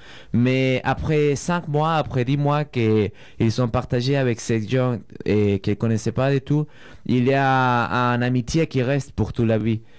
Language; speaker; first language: French; non-native, fluent; Spanish